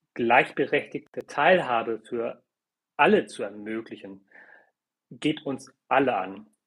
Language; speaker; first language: German; early bilingual, other home language; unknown